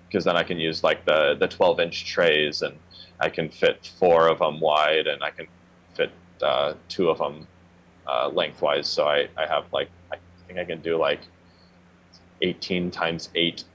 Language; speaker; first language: English; native; English